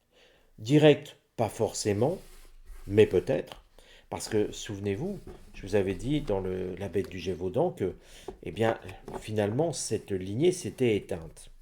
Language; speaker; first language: French; native; French